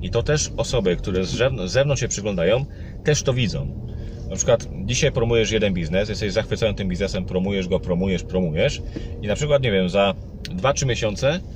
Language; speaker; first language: Polish; native; Polish